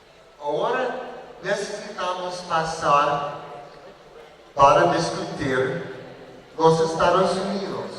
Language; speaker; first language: Spanish; non-native, learner; English